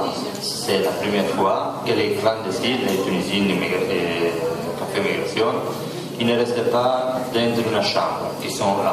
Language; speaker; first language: French; non-native, learner; Italian